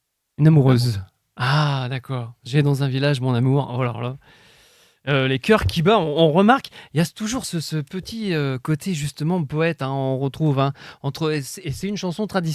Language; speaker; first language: French; native; French